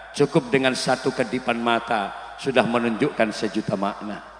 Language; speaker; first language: Indonesian; non-native, local second language; Madurese